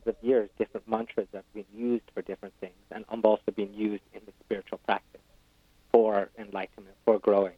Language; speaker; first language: English; native; English